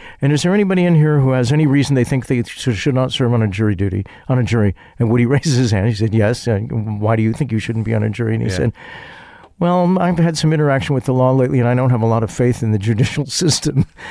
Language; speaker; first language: English; native; English